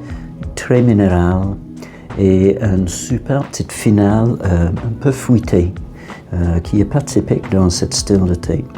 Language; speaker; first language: French; non-native, fluent; English